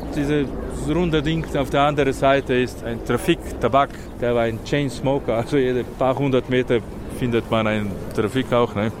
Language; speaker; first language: German; non-native, fluent; Slovenian